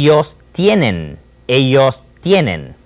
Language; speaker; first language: Spanish; non-native, fluent; English